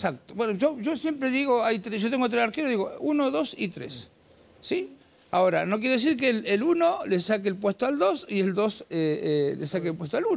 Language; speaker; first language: Spanish; native; Spanish